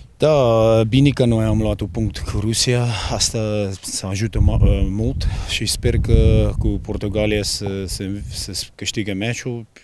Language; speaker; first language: Romanian; non-native, learner; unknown